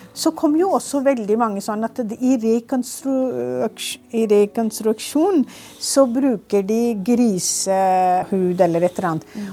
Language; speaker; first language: Norwegian; non-native, fluent; Urdu